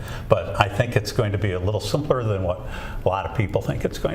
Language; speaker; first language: English; native; English